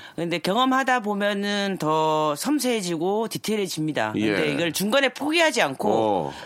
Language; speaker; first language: Korean; native; Korean